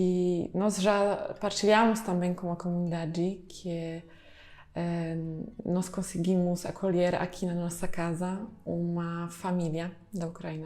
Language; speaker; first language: Portuguese; non-native, fluent; Polish